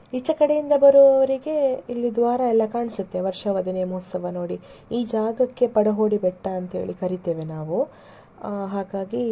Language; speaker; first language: Kannada; non-native, local second language; Tulu